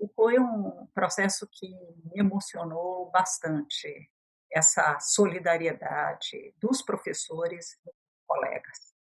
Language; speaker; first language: Portuguese; early bilingual, other home language; French